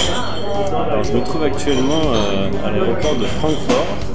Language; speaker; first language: French; native; French